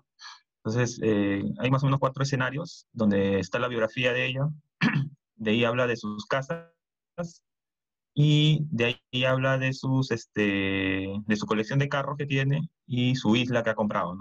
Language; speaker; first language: Spanish; native; Spanish